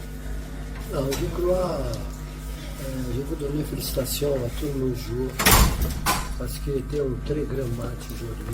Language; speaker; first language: French; non-native, fluent; Portuguese